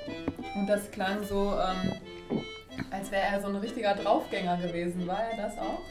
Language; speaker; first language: German; native; German